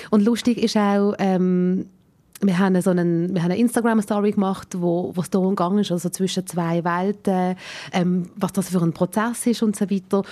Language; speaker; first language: German; early bilingual, other home language; Malayalam